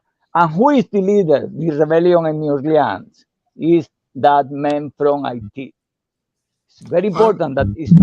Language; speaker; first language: English; non-native, learner; Portuguese